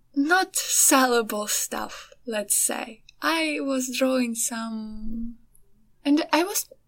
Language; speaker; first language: English; non-native, fluent; Ukrainian